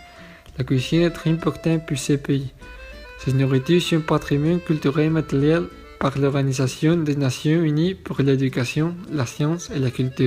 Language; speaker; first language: French; non-native, learner; Spanish